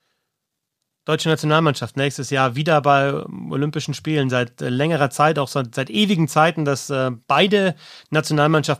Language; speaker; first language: German; native; German